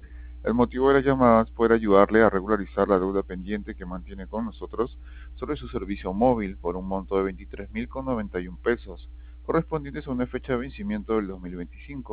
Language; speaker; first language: Spanish; native; Spanish